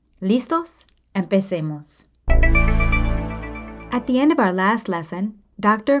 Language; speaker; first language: Spanish; non-native, fluent; English